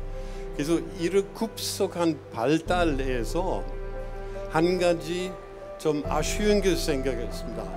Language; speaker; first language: Korean; non-native, fluent; German